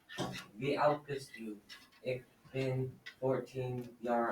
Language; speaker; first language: German; non-native, learner; English